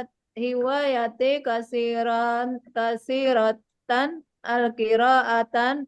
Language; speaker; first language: Arabic; non-native, learner; Indonesian